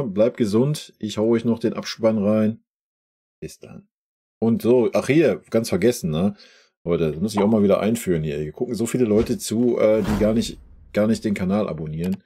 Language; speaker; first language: German; native; German